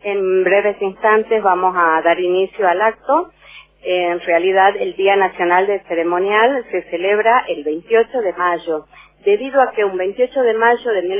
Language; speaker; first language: Spanish; native; Spanish